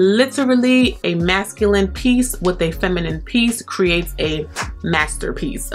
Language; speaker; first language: English; native; English